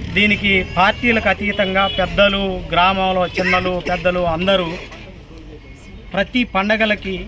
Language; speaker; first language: Telugu; native; Telugu